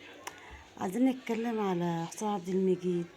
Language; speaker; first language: Arabic; native; Arabic